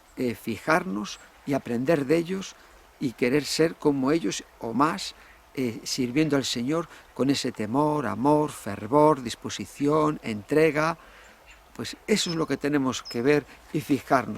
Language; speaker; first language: Spanish; native; Spanish